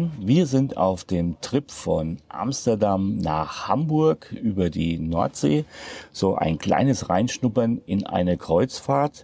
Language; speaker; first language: German; native; German